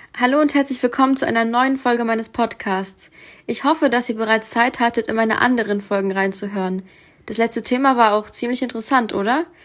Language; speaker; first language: German; early bilingual, other home language; Russian